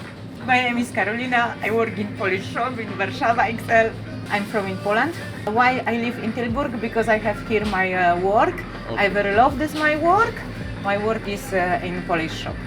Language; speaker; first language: English; non-native, learner; Polish